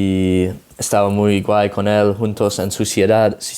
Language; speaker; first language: Spanish; non-native, learner; Dutch